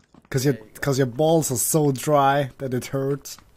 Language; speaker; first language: English; non-native, fluent; German